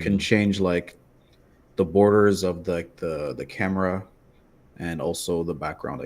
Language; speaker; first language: English; native; English